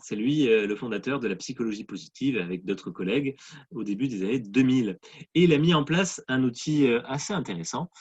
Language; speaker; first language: French; native; French